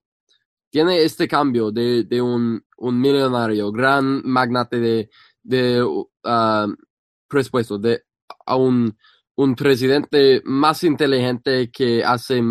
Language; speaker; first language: Spanish; non-native, fluent; English